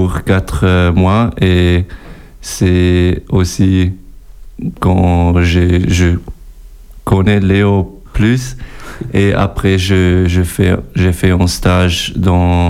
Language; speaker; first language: French; non-native, learner; German